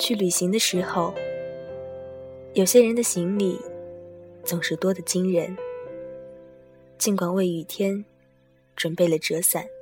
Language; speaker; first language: Chinese; native; Chinese